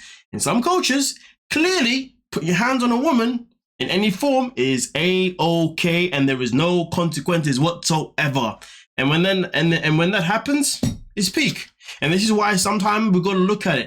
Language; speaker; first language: English; native; English